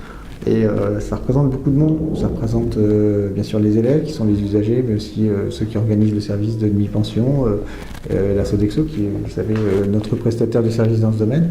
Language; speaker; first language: French; native; French